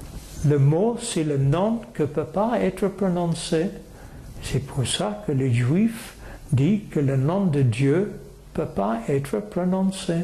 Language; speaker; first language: French; non-native, fluent; English